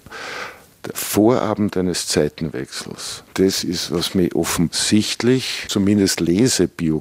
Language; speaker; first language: German; native; German